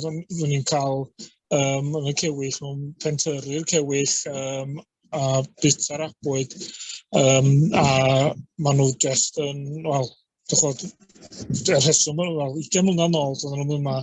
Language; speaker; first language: Welsh; native; Welsh